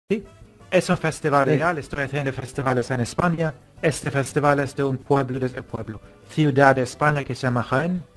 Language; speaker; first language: Spanish; non-native, learner; English